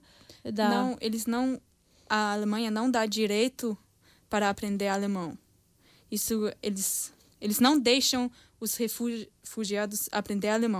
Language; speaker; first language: Portuguese; early bilingual, heritage; Portuguese